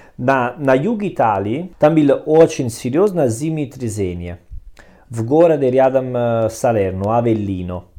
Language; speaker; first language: Russian; non-native, learner; Italian